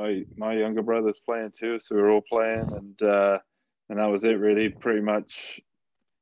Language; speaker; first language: English; native; English